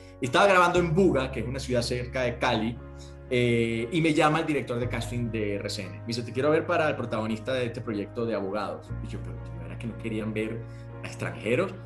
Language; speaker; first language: Spanish; native; Spanish